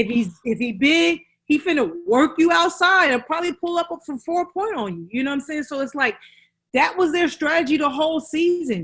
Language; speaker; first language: English; native; English